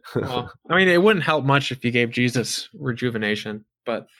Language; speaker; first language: English; native; English